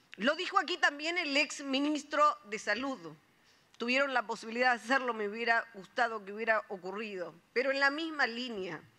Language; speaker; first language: Spanish; native; Spanish